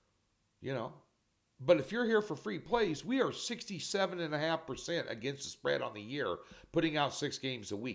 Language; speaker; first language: English; native; English